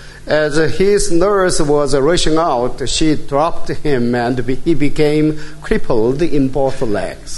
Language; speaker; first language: English; non-native, fluent; Korean